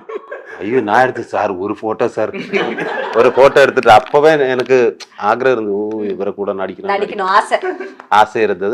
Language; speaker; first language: Tamil; non-native, learner; Malayalam